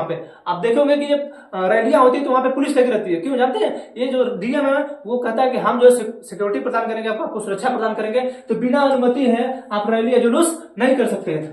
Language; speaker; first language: Hindi; native; Hindi